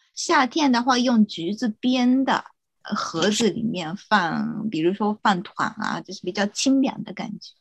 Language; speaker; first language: Chinese; non-native, fluent; Japanese